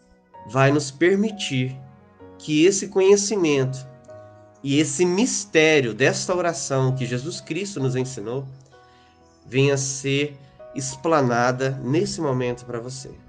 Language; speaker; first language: Portuguese; native; Portuguese